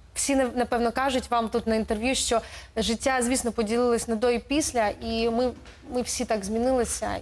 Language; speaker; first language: Ukrainian; non-native, local second language; Russian